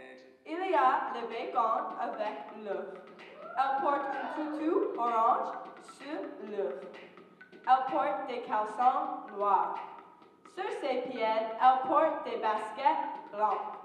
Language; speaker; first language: French; non-native, learner; English